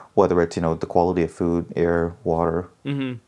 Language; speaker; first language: English; early bilingual, other home language; Hindi